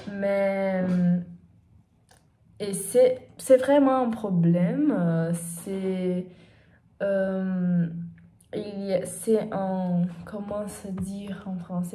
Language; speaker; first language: French; non-native, learner; Portuguese